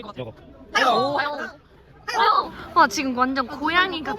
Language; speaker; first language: Korean; native; Korean